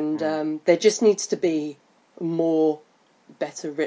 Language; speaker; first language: English; native; English